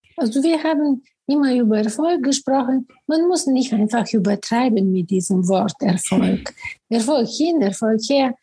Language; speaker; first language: German; non-native, fluent; Bulgarian